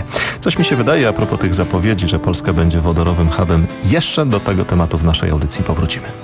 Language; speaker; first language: Polish; native; Polish